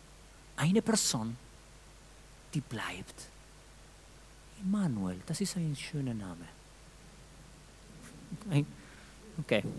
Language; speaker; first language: German; non-native, fluent; Spanish